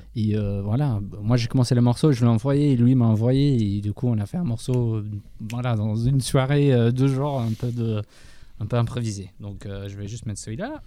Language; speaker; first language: French; non-native, fluent; English